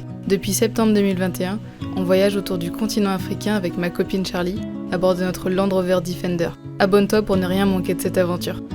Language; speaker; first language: French; native; French